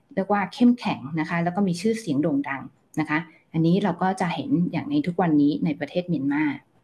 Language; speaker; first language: Thai; native; Thai